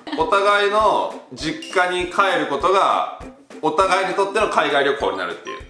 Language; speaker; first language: Japanese; native; Japanese